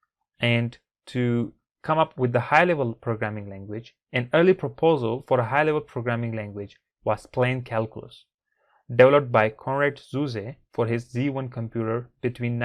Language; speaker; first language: English; non-native, fluent; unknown